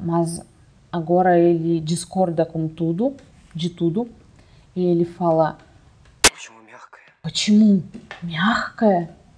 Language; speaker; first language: Portuguese; non-native, fluent; Russian